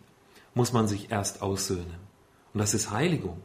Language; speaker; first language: German; native; German